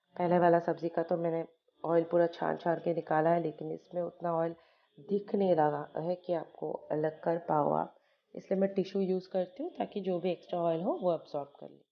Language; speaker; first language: Hindi; non-native, local second language; Bangla